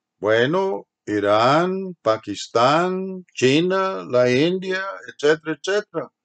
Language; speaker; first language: Spanish; non-native, fluent; English